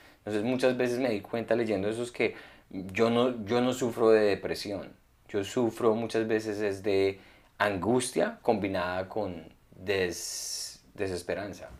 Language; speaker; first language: Spanish; native; Spanish